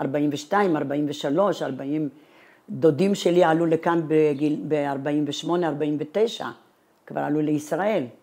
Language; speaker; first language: Hebrew; non-native, fluent; Italian